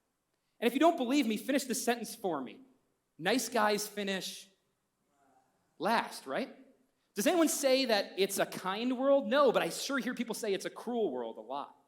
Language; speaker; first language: English; native; English